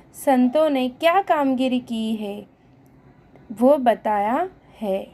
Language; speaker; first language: Hindi; non-native, local second language; Marathi